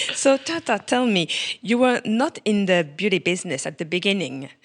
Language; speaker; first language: English; non-native, fluent; French